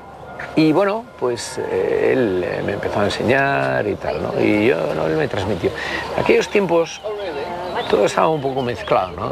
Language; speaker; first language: Spanish; native; Spanish